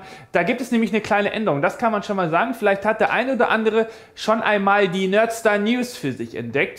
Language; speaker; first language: German; native; German